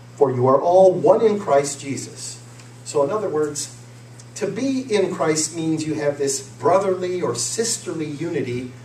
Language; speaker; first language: English; native; English